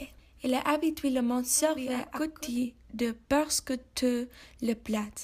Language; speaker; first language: French; non-native, learner; English